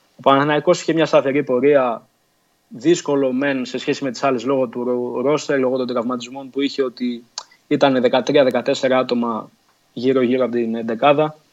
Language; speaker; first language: Greek; early bilingual, other home language; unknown